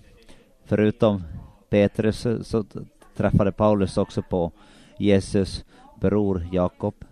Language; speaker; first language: Swedish; non-native, local second language; Finnish